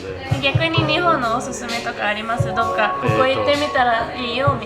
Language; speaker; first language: Japanese; native; Japanese